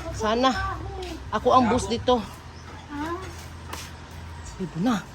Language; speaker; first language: Filipino; non-native, local second language; Cebuano